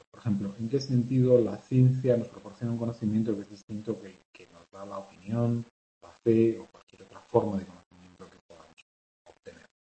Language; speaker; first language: Spanish; native; Spanish